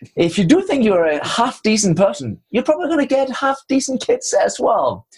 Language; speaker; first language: English; non-native, fluent; Danish